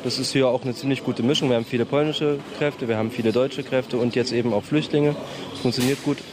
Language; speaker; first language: German; native; German